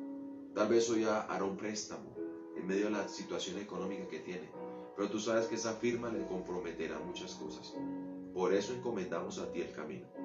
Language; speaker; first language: Spanish; native; Spanish